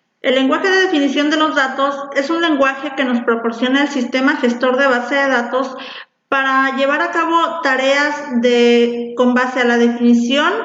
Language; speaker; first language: Spanish; native; Spanish